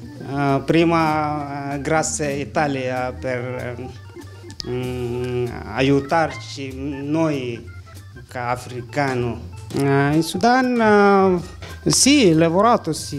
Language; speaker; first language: Italian; non-native, learner; Arabic